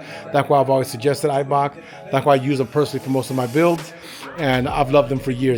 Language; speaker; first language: English; native; English